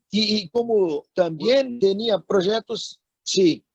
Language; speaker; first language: Spanish; non-native, fluent; Portuguese